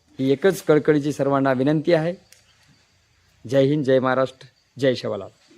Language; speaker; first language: Marathi; non-native, local second language; Lambadi